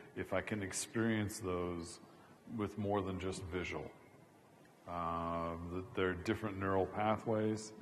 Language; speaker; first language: English; native; English